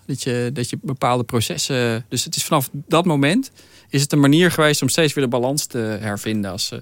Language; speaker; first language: Dutch; native; Dutch